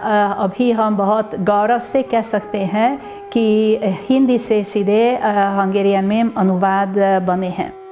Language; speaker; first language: Hindi; non-native, fluent; Hungarian